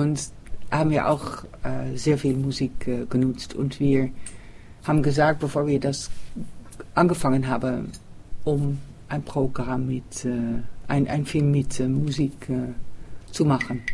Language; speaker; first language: German; non-native, learner; Dutch